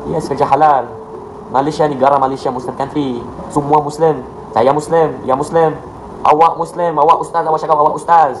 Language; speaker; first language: Malay; non-native, learner; Arabic